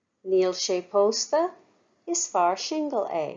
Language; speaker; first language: Irish; non-native, fluent; English